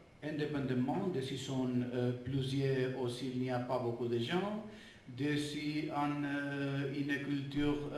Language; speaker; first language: French; non-native, fluent; Catalan